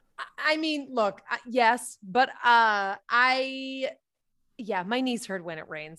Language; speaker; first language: English; native; English